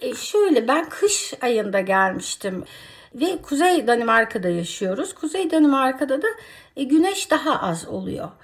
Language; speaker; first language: Turkish; native; Turkish